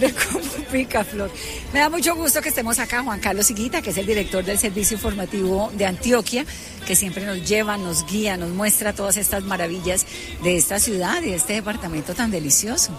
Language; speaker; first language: Spanish; native; Spanish